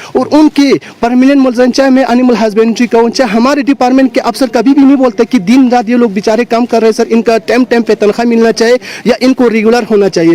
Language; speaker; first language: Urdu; non-native, local second language; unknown